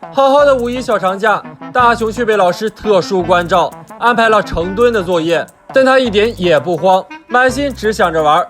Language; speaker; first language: Chinese; native; Chinese